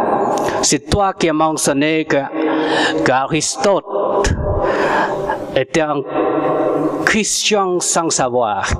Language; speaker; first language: French; non-native, fluent; Vietnamese